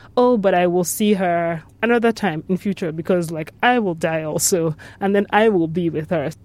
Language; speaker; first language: English; non-native, local second language; Yoruba